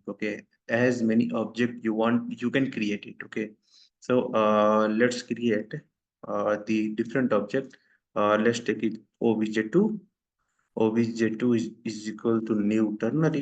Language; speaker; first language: English; non-native, local second language; Hindi